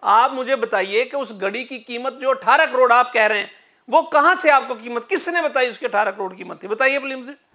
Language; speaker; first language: Urdu; non-native, local second language; Punjabi